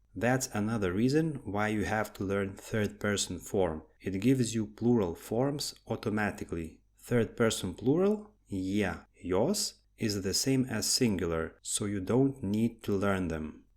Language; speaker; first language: English; non-native, fluent; Lithuanian